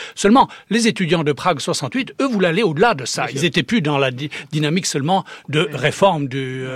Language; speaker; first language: French; early bilingual, heritage; Czech